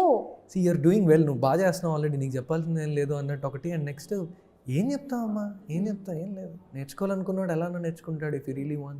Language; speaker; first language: Telugu; native; Telugu